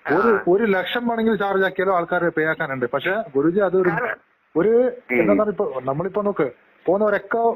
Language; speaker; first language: Malayalam; non-native, local second language; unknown